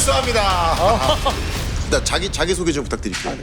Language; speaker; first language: Korean; native; Korean